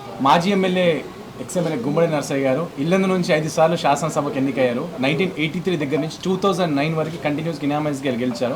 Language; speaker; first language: Telugu; native; Telugu